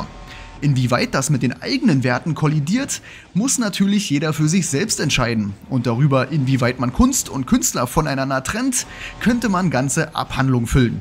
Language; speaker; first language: German; native; German